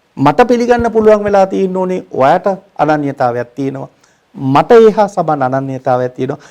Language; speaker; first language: Sinhala; non-native, local second language; Tamil